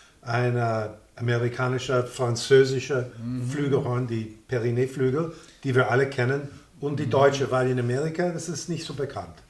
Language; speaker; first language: German; non-native, fluent; English